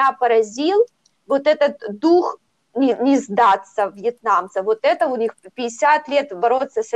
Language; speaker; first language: Russian; native; Russian